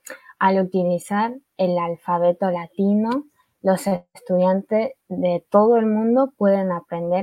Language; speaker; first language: Spanish; early bilingual, other home language; Chinese